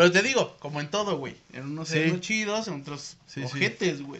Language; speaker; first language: Spanish; native; Spanish